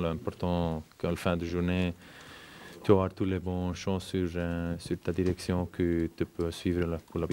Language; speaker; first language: French; non-native, fluent; German